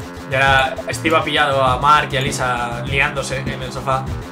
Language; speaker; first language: Spanish; native; Spanish